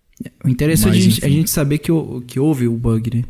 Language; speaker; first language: Portuguese; native; Portuguese